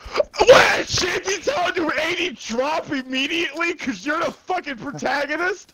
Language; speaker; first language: English; native; English